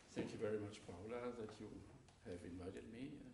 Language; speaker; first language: English; non-native, fluent; German